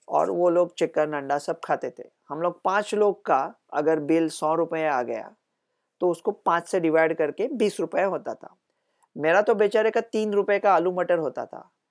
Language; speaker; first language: Hindi; non-native, local second language; Marathi